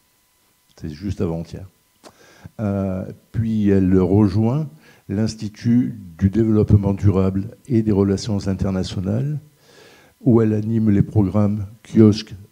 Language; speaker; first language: French; native; French